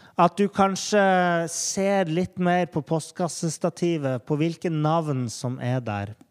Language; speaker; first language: Norwegian; native; Norwegian